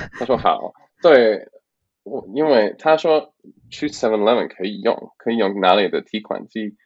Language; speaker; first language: Chinese; non-native, learner; English